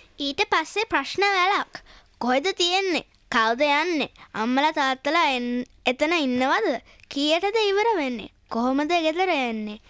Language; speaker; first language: Sinhala; early bilingual, heritage; Sinhala